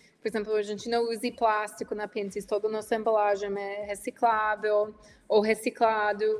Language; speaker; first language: Portuguese; non-native, fluent; English